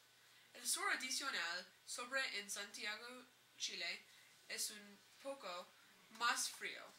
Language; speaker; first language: Spanish; non-native, learner; English